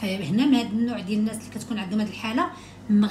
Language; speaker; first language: Arabic; native; Arabic